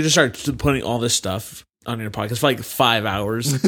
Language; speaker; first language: English; native; English